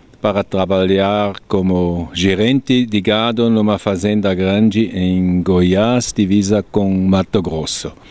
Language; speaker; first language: Portuguese; non-native, fluent; German